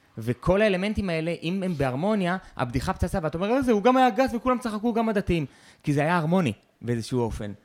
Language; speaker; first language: Hebrew; native; Hebrew